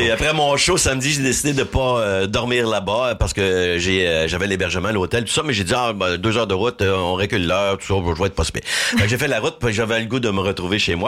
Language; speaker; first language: French; native; French